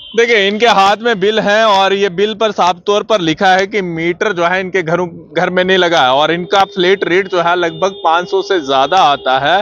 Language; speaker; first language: Hindi; native; Hindi